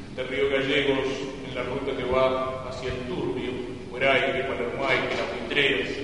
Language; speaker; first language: Spanish; native; Spanish